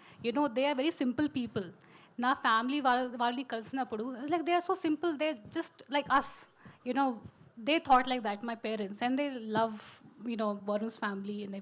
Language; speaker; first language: Telugu; non-native, learner; Hindi